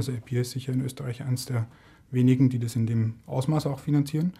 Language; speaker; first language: German; native; German